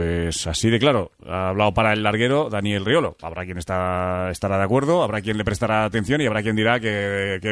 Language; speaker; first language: Spanish; native; Spanish